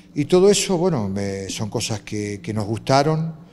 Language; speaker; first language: Spanish; native; Spanish